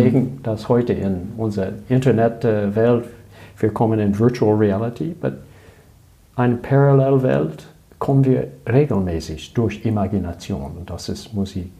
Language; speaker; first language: German; non-native, learner; English